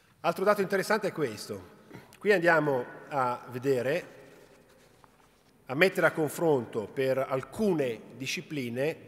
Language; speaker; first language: Italian; native; Italian